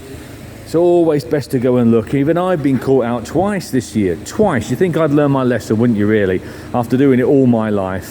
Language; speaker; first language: English; native; English